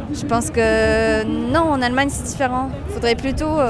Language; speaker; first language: French; non-native, fluent; German